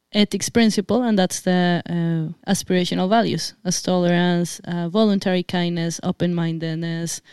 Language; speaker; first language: English; non-native, fluent; Spanish